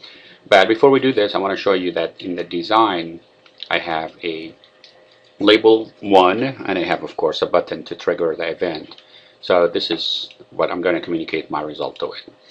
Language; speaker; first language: English; non-native, fluent; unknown